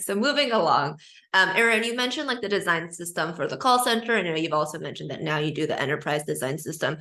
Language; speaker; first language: English; native; English